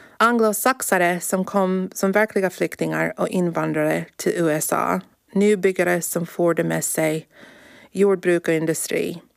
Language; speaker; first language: Swedish; early bilingual, heritage; English